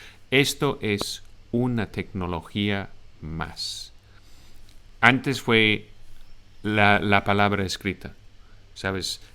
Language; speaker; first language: Spanish; non-native, fluent; English